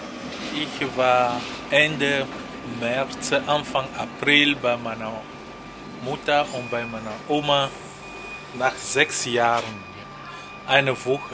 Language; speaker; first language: German; non-native, fluent; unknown